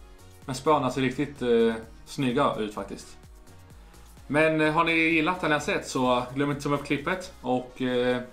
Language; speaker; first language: Swedish; native; Swedish